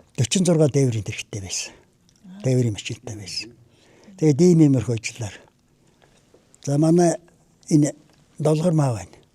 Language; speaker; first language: Mongolian; native; Mongolian